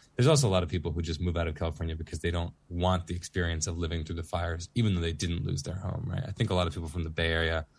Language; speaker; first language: English; native; English